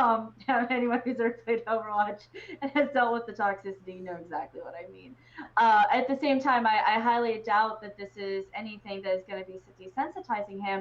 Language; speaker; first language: English; native; English